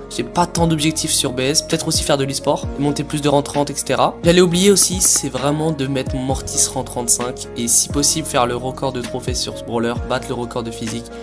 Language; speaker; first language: French; native; French